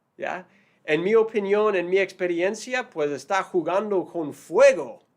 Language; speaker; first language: Spanish; non-native, fluent; English